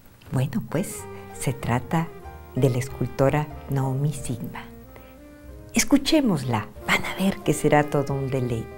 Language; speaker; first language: Spanish; native; Spanish